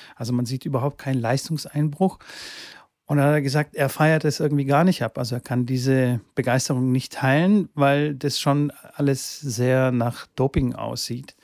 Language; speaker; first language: German; early bilingual, other home language; Bulgarian